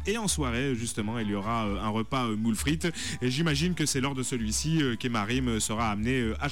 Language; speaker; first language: French; native; French